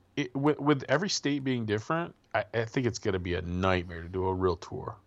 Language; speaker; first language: English; native; English